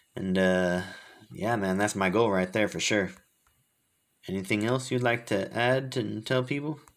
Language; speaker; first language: English; native; English